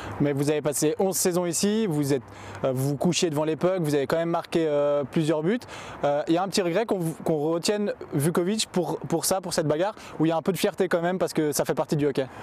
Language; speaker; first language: French; native; French